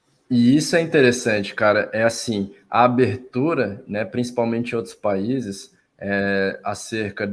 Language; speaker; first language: Portuguese; native; Portuguese